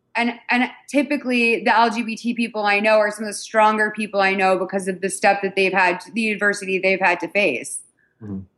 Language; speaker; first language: English; native; English